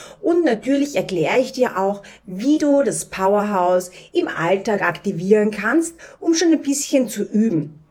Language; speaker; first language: German; native; German